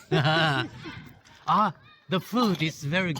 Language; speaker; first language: English; non-native, learner; Chinese